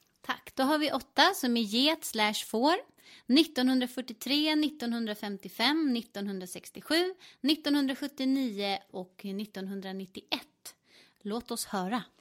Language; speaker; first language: Swedish; native; Swedish